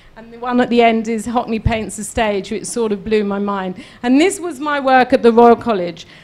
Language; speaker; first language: English; native; English